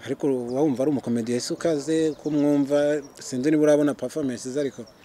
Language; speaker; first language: Kinyarwanda; native; Kinyarwanda